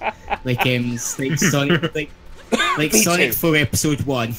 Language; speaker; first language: English; native; English